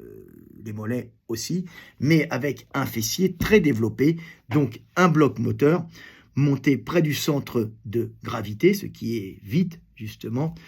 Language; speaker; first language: French; native; French